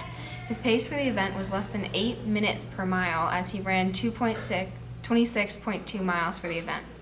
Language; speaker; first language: English; native; English